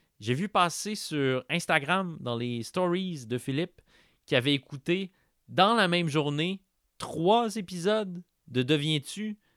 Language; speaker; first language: French; native; French